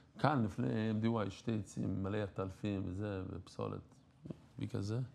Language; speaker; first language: Hebrew; non-native, fluent; English